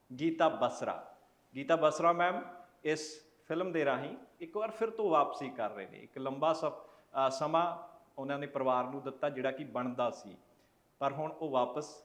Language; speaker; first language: Punjabi; native; Punjabi